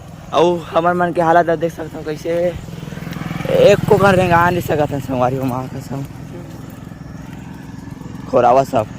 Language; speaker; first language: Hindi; non-native, local second language; Chhattisgarhi